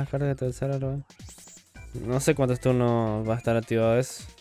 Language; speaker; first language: Spanish; native; Spanish